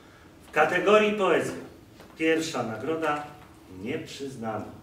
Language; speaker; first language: Polish; native; Polish